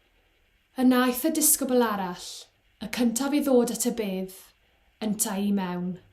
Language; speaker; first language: Welsh; native; Welsh